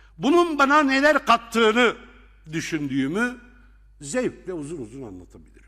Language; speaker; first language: Turkish; non-native, local second language; Arabic